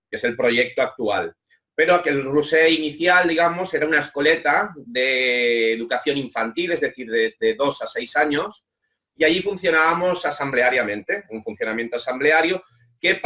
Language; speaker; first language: Spanish; native; Spanish